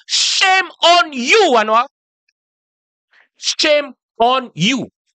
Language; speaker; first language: English; non-native, local second language; Malay